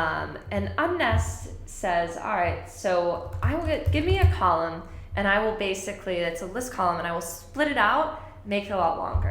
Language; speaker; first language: English; native; English